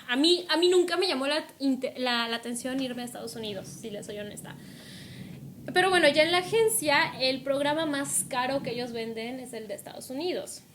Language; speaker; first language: Spanish; native; Spanish